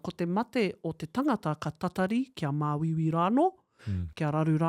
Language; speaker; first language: Māori; non-native, local second language; English